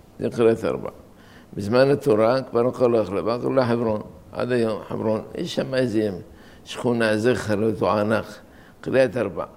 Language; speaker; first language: Hebrew; non-native, fluent; Arabic